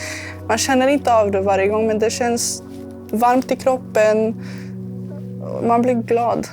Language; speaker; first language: Swedish; early bilingual, other home language; Serbian